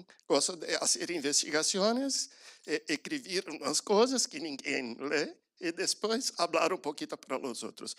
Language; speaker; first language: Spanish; non-native, learner; Portuguese